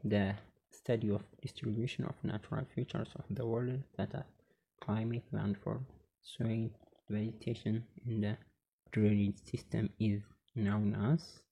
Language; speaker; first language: English; non-native, local second language; Amharic